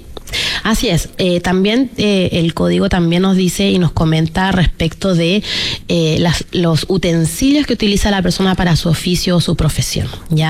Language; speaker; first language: Spanish; native; Spanish